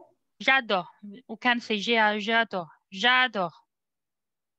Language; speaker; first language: French; non-native, fluent; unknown